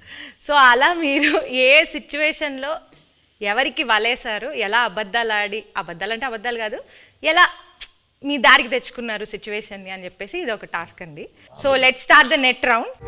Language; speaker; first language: Telugu; native; Telugu